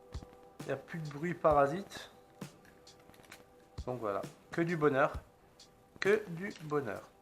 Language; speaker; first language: French; native; French